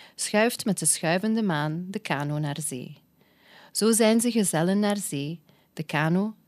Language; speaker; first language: Dutch; non-native, local second language; English